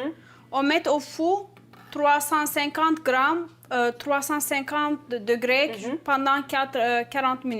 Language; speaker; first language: French; non-native, learner; Turkish